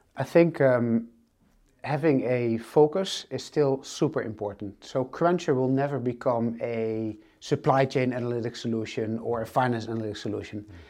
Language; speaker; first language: English; non-native, fluent; Dutch